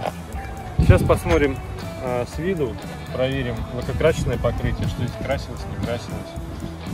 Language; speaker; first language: Russian; native; Russian